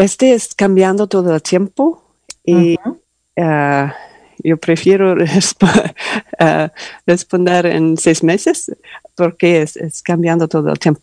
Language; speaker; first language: Spanish; non-native, learner; English